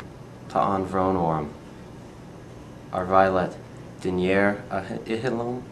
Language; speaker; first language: Irish; non-native, learner; English